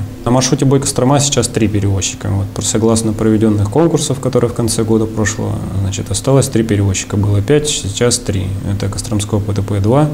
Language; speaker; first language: Russian; native; Russian